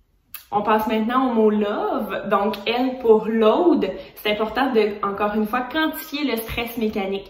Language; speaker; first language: French; native; French